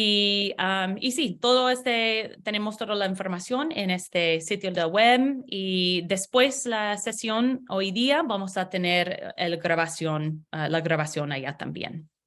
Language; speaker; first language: Spanish; non-native, learner; English